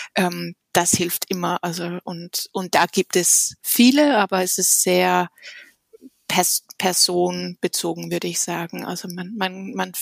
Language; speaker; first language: German; non-native, fluent; Danish